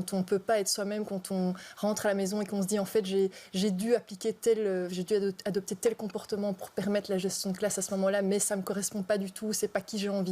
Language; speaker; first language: French; native; French